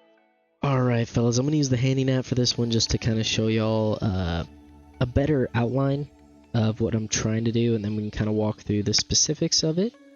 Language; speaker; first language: English; native; English